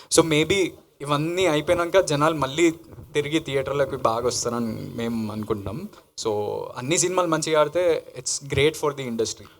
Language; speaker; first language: Telugu; native; Telugu